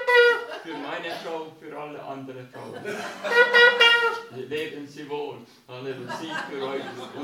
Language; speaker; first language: German; non-native, learner; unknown